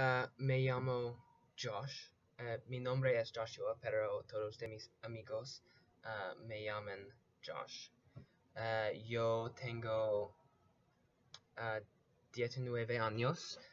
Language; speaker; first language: Spanish; non-native, learner; English